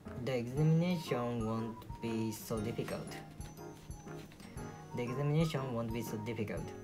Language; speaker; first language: English; non-native, learner; Japanese